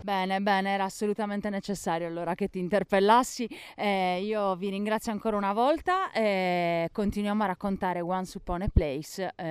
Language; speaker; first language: Italian; native; Italian